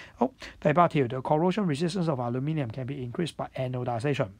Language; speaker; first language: English; non-native, local second language; Cantonese